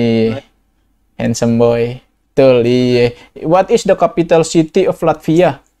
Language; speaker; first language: English; non-native, learner; Indonesian